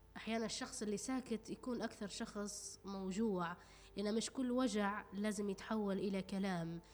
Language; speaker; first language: Arabic; native; Arabic